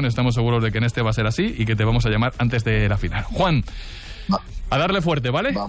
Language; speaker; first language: Spanish; native; Spanish